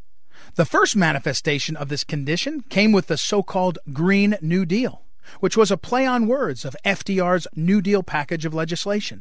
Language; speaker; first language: English; native; English